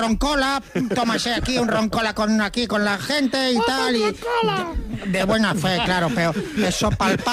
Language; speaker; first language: Spanish; native; Spanish